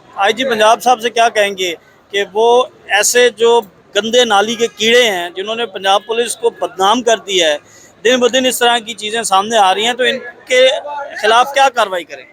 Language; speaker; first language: Urdu; native; Urdu